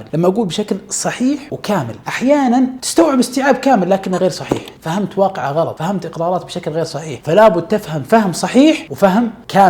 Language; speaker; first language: Arabic; native; Arabic